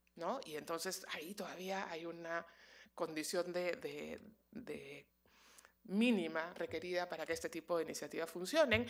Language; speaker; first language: Spanish; native; Spanish